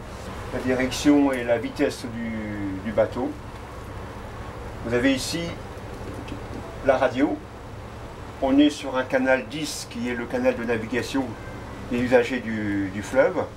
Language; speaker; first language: French; native; French